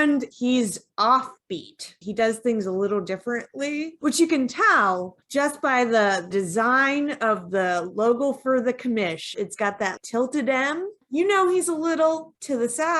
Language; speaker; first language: English; native; English